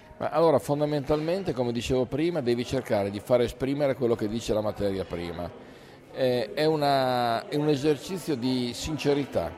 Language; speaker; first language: Italian; native; Italian